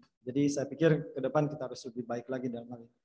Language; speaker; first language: Indonesian; native; Indonesian